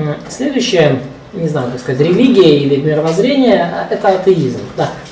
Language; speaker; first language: Russian; native; Russian